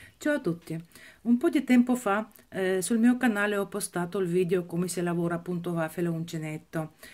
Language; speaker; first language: Italian; non-native, fluent; Ukrainian